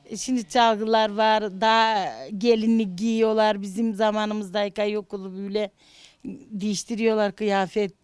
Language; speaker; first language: Turkish; native; Turkish